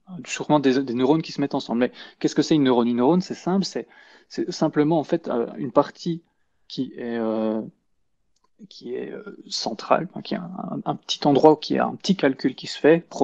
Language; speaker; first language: French; native; French